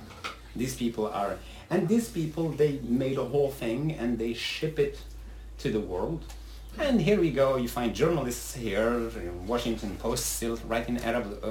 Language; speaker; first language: English; non-native, fluent; Arabic